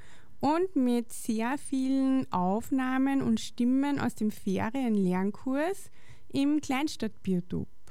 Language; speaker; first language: German; native; German